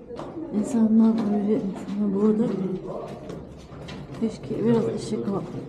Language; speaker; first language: Turkish; non-native, learner; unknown